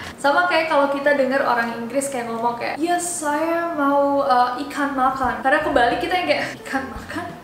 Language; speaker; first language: Indonesian; native; Indonesian